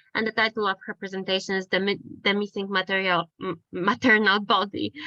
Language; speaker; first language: English; non-native, fluent; Polish